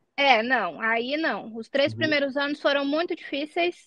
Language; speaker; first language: Portuguese; native; Portuguese